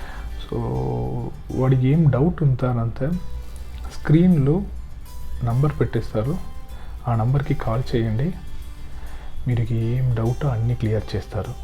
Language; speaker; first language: Telugu; non-native, learner; Kannada